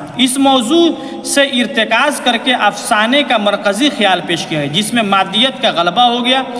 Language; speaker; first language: Urdu; native; Urdu